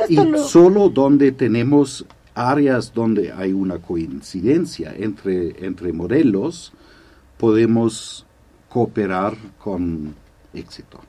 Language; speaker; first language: Spanish; non-native, fluent; German